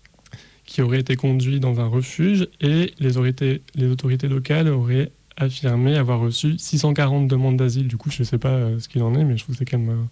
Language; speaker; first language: French; native; French